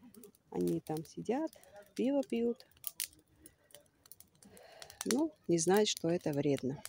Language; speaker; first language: Russian; non-native, learner; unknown